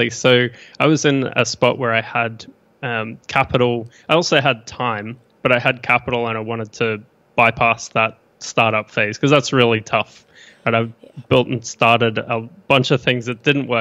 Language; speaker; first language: English; native; English